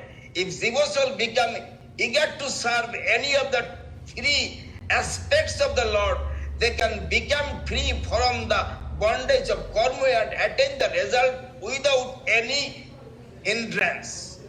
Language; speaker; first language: English; non-native, local second language; Bangla